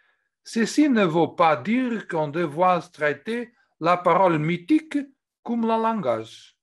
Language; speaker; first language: French; non-native, fluent; Portuguese